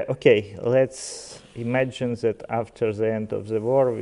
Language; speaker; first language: English; non-native, fluent; Ukrainian